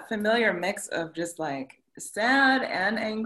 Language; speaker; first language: English; native; English